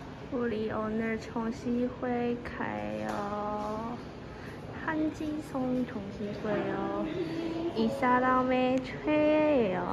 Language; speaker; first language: Korean; non-native, learner; Chinese